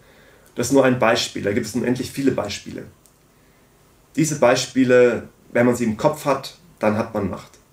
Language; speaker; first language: German; native; German